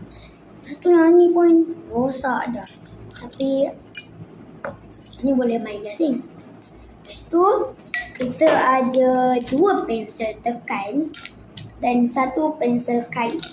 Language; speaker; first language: Malay; native; Malay